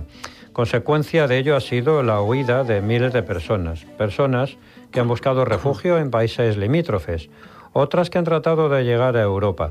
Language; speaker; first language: Spanish; native; Spanish